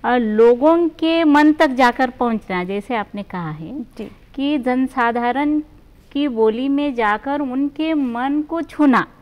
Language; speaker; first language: Hindi; non-native, local second language; Marathi